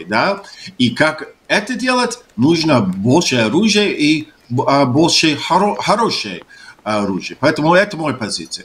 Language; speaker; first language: Russian; non-native, fluent; English